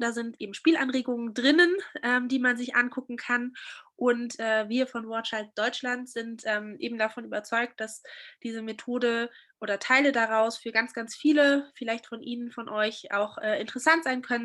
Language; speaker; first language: German; native; German